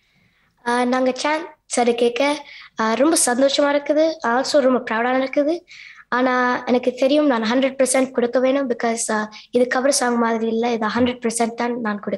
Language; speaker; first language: Tamil; early bilingual, heritage; Tamil